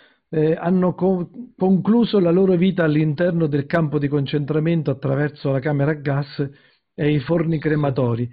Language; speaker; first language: Italian; native; Italian